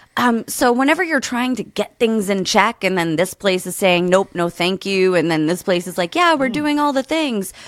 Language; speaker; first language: English; native; English